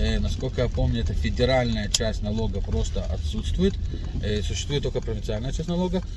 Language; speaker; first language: Russian; native; Russian